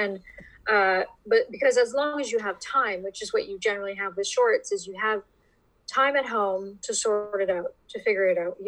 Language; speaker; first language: English; native; English